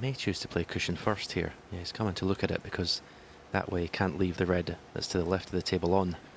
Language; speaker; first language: English; native; English